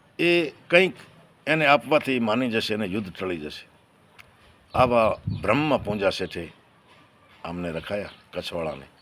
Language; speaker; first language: Gujarati; native; Gujarati